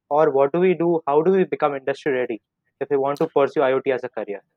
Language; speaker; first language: English; non-native, local second language; Hindi